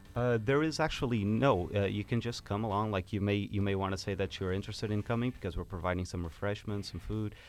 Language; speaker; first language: English; non-native, fluent; Portuguese